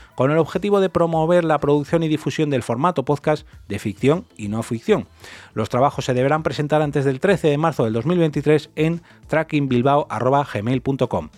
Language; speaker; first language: Spanish; native; Spanish